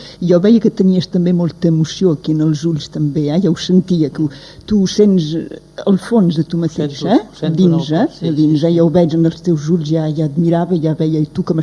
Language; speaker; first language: Catalan; native; Catalan